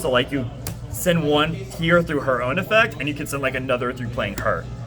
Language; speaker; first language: English; native; English